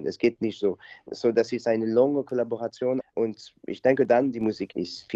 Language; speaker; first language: German; non-native, learner; French